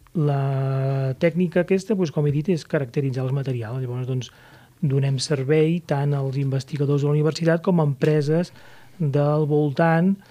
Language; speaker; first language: Catalan; native; Catalan